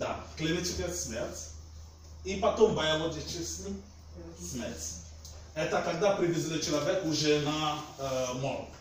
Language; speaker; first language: Russian; non-native, learner; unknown